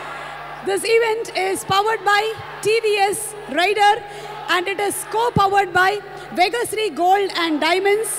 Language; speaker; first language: Telugu; native; Telugu